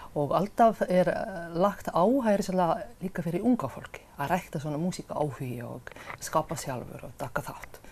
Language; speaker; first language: Icelandic; non-native, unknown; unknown